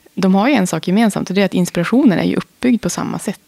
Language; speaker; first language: Swedish; native; Swedish